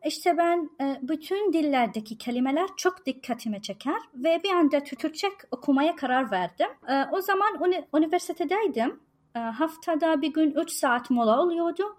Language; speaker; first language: Turkish; non-native, fluent; Arabic